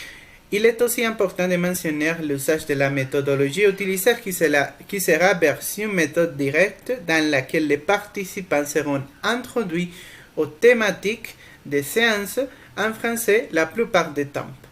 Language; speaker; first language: French; non-native, fluent; Spanish